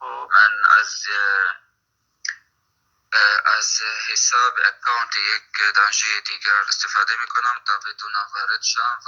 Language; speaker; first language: Persian; non-native, fluent; Arabic